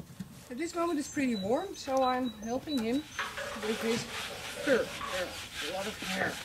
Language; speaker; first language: English; non-native, fluent; Dutch